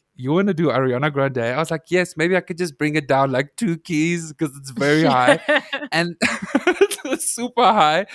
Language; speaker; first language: English; non-native, local second language; Afrikaans